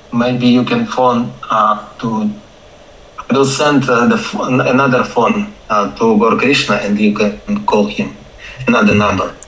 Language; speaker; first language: English; non-native, learner; Russian